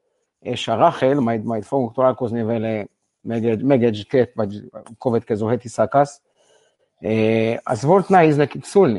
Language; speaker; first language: Hungarian; non-native, learner; Hebrew